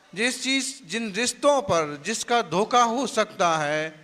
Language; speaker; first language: Hindi; non-native, local second language; Gujarati